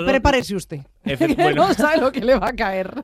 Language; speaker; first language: Spanish; native; Spanish